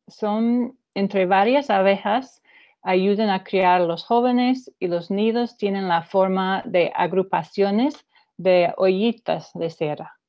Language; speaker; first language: Spanish; non-native, fluent; English